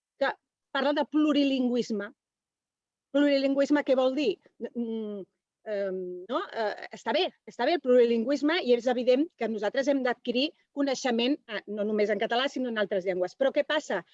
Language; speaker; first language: Catalan; non-native, local second language; Spanish